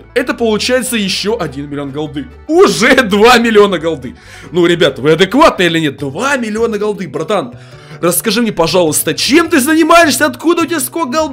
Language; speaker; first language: Russian; native; Russian